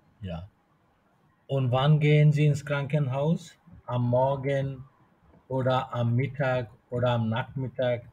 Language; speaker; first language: German; non-native, fluent; Bangla